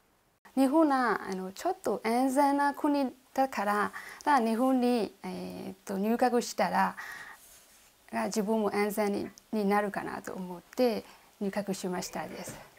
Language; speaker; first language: Japanese; non-native, learner; Burmese